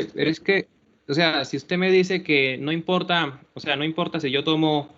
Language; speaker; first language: Spanish; native; Spanish